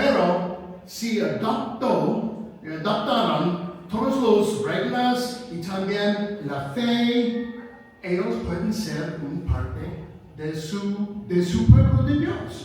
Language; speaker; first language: Spanish; non-native, fluent; English